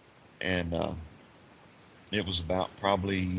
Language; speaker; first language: English; native; English